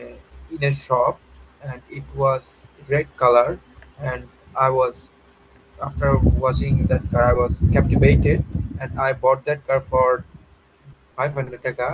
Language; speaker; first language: English; non-native, learner; Bangla